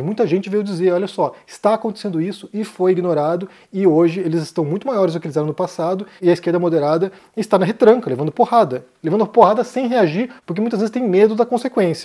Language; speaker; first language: Portuguese; native; Portuguese